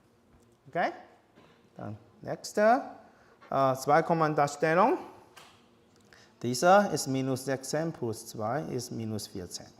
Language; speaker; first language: German; non-native, learner; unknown